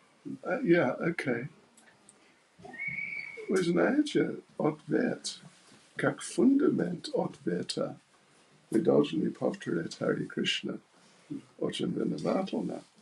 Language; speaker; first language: Russian; non-native, learner; English